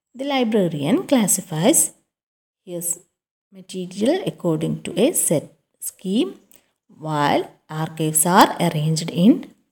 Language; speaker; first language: English; non-native, local second language; Malayalam